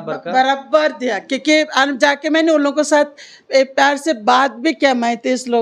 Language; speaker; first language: Hindi; non-native, local second language; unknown